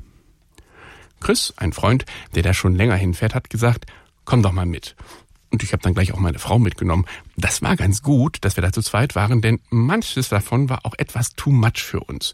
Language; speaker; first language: German; native; German